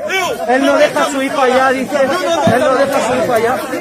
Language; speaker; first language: Spanish; native; Spanish